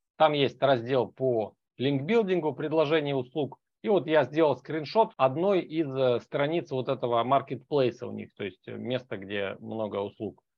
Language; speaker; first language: Russian; native; Russian